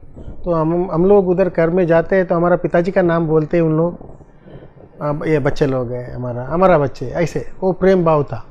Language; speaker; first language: Hindi; non-native, local second language; Tulu